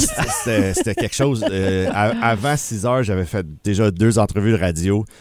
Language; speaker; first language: French; native; French